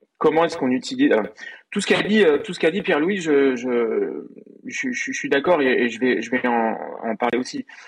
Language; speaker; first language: French; native; French